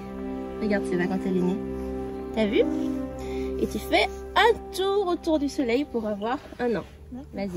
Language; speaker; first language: French; native; French